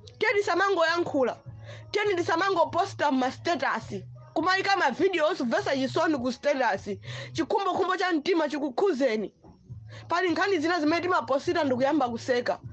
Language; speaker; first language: Nyanja; non-native, local second language; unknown